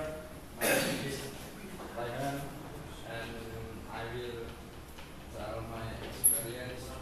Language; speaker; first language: English; non-native, learner; Indonesian